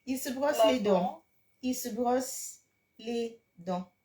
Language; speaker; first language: French; non-native, fluent; English